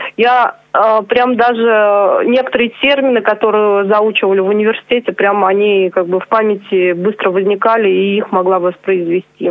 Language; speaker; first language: Russian; non-native, local second language; Chuvash